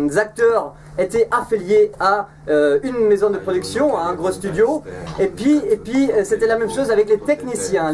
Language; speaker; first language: French; native; French